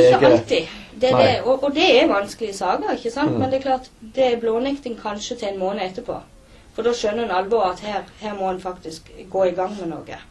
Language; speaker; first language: Norwegian; native; Norwegian